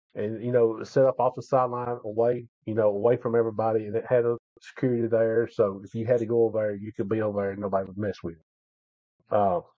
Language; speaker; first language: English; native; English